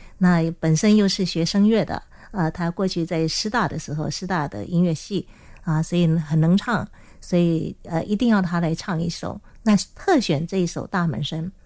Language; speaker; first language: Chinese; non-native, local second language; Hakka Chinese